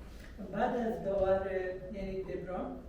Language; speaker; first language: Persian; native; Persian